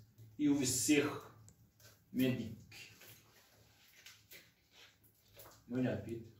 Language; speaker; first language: Russian; non-native, learner; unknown